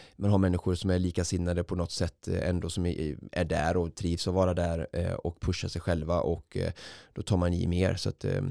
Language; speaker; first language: Swedish; native; Swedish